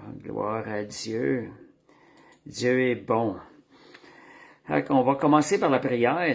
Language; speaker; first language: French; native; French